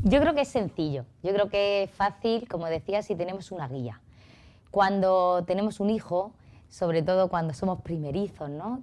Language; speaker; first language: Spanish; native; Spanish